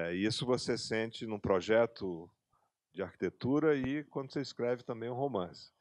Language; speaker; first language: Portuguese; native; Portuguese